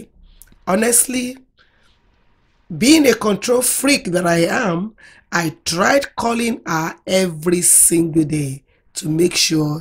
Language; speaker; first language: English; non-native, local second language; Yoruba